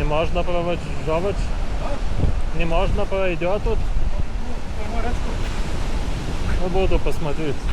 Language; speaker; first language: Russian; non-native, learner; Lithuanian